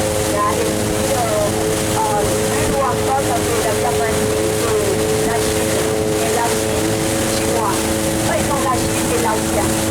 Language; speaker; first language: French; non-native, learner; Thai